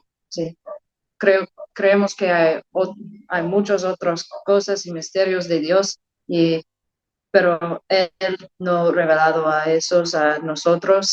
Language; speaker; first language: Spanish; non-native, learner; English